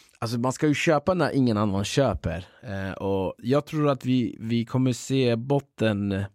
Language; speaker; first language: Swedish; early bilingual, other home language; Central Kurdish